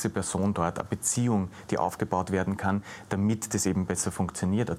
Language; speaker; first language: German; native; German